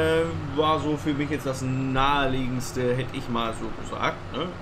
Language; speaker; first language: German; native; German